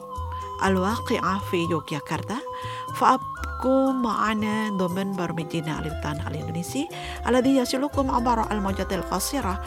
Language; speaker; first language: Arabic; non-native, fluent; Indonesian